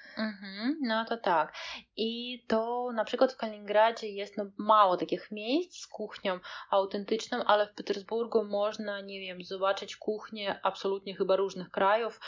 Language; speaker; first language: Polish; non-native, fluent; Russian